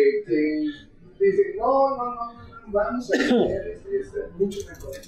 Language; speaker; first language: Spanish; non-native, fluent; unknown